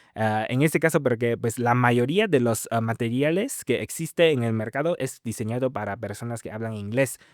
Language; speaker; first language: Spanish; non-native, fluent; Min Nan Chinese